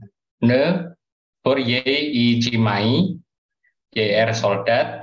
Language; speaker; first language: Norwegian; non-native, learner; Indonesian